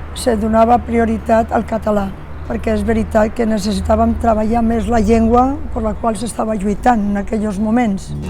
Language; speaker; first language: Catalan; non-native, local second language; Spanish